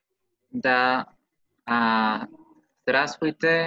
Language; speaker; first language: Russian; non-native, learner; Spanish